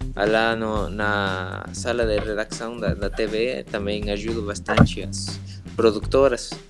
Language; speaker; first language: Portuguese; non-native, learner; Spanish